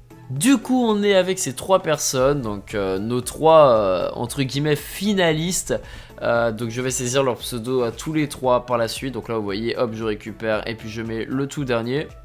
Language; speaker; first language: French; native; French